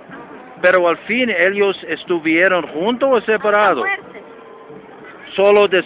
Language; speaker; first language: Spanish; non-native, learner; English